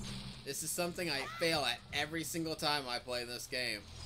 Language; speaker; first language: English; native; English